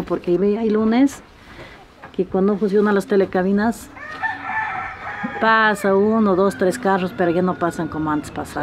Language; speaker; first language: Spanish; native; Spanish